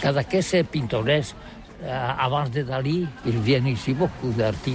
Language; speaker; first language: French; non-native, learner; Catalan